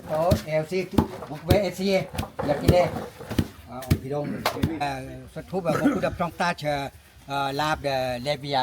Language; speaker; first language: French; non-native, learner; Thai